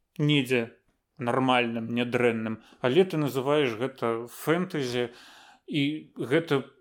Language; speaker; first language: Belarusian; native; Belarusian